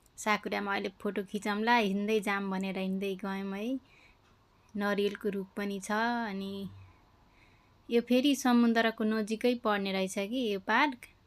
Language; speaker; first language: Nepali; native; Nepali